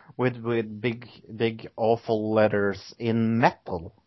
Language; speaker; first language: English; non-native, fluent; Norwegian